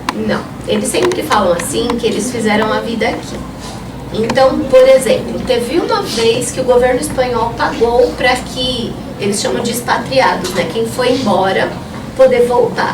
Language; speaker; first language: Portuguese; early bilingual, other home language; Spanish